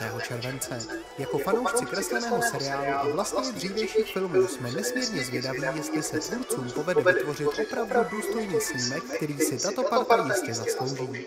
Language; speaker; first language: Czech; native; Czech